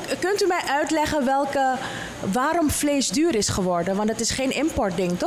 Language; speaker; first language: Dutch; native; Dutch